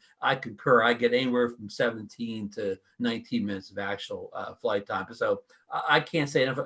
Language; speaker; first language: English; native; English